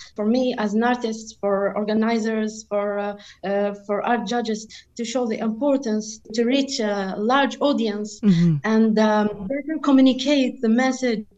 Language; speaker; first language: English; non-native, fluent; Arabic